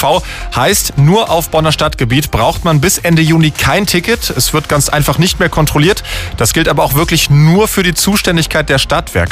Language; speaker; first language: German; native; German